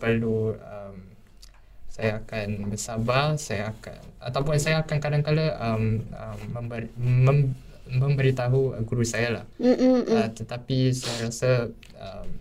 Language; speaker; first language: Malay; native; Malay